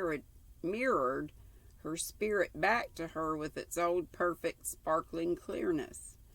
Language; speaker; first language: English; native; English